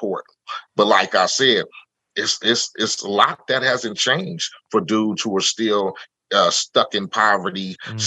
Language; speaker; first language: English; native; English